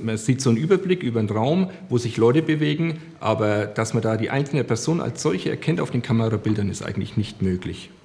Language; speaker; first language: German; native; German